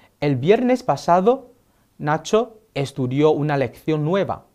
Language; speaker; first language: Spanish; non-native, fluent; Chinese